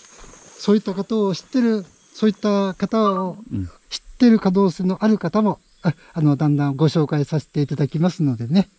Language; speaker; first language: Japanese; native; Japanese